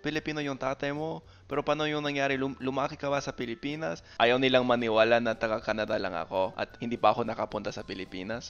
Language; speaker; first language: Filipino; non-native, fluent; English